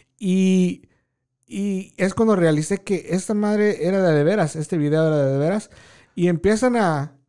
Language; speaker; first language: Spanish; early bilingual, heritage; Spanish